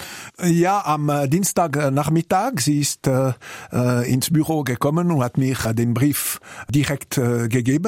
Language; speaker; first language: German; non-native, local second language; French